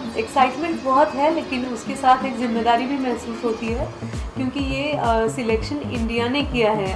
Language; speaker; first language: Hindi; non-native, local second language; Marathi